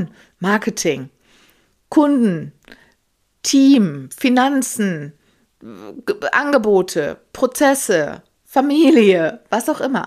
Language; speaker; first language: German; native; German